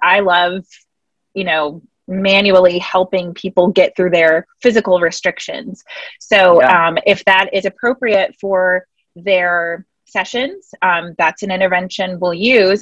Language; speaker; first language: English; native; English